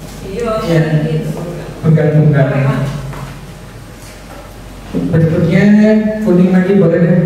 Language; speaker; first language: Indonesian; native; Indonesian